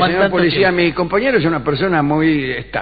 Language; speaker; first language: Spanish; native; Spanish